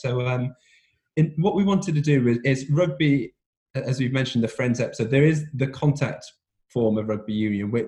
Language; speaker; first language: English; native; English